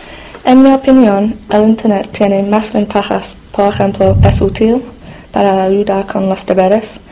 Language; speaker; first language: Spanish; non-native, learner; English